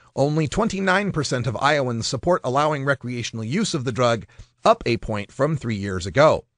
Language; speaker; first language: English; native; English